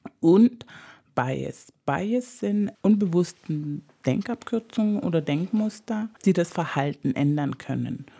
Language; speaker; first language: German; non-native, fluent; Spanish